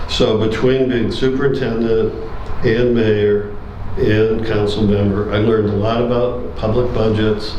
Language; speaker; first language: English; native; English